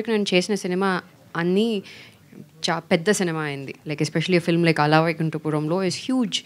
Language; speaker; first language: Telugu; non-native, fluent; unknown